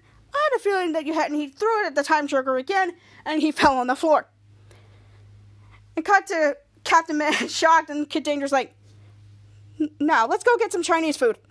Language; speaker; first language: English; native; English